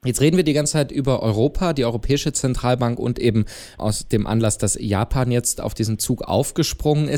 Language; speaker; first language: German; native; German